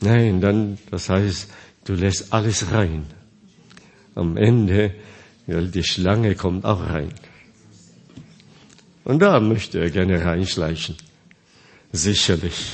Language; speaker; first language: German; non-native, fluent; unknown